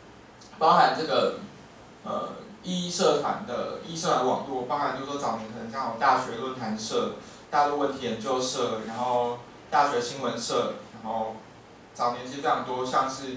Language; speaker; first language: Chinese; native; Chinese